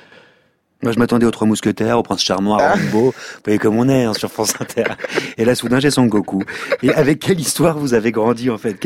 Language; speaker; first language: French; native; French